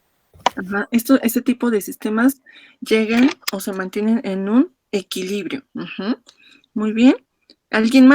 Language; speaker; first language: Spanish; native; Spanish